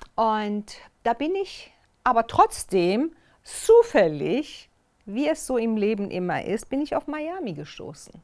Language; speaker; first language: German; non-native, fluent; Persian